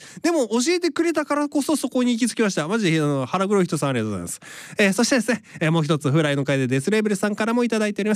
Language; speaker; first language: Japanese; native; Japanese